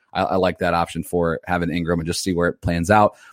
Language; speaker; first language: English; native; English